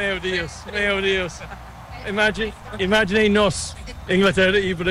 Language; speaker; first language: Portuguese; non-native, learner; English